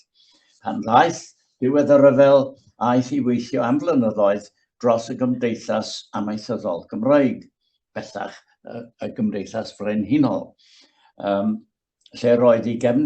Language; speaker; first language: Welsh; native; Welsh